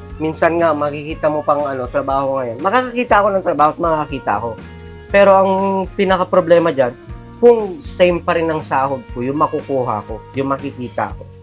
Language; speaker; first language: Filipino; non-native, local second language; Iloko